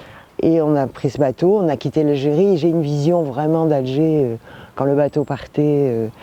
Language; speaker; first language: French; native; French